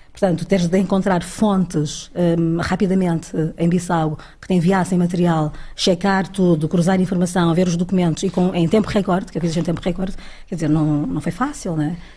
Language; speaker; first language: Portuguese; early bilingual, other home language; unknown